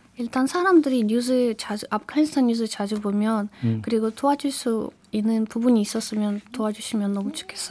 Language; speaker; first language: Korean; non-native, learner; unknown